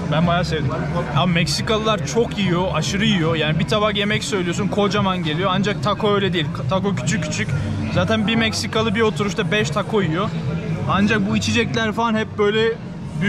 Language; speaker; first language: Turkish; native; Turkish